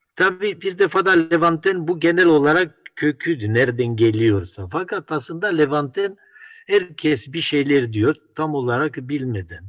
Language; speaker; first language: Turkish; non-native, local second language; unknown